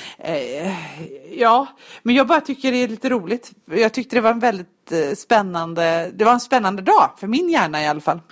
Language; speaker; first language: Swedish; native; Swedish